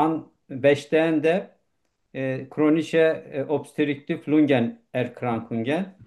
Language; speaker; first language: German; non-native, learner; Turkish